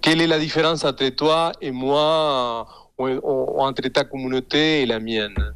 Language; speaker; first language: French; non-native, fluent; Spanish